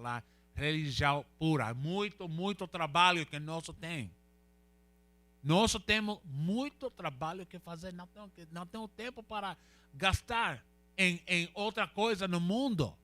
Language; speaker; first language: Portuguese; non-native, learner; Spanish